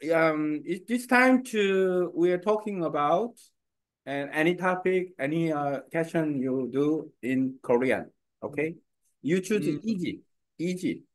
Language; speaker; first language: English; non-native, learner; Korean